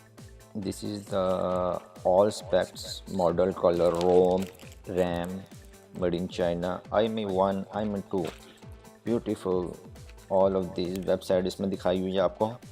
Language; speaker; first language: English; non-native, learner; Urdu